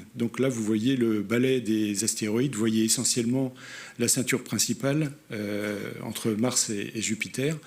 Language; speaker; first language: French; native; French